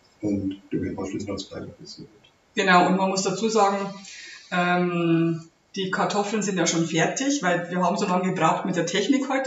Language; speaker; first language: German; native; German